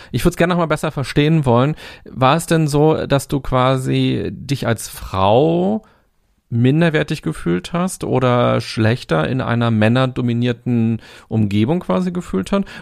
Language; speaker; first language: German; native; German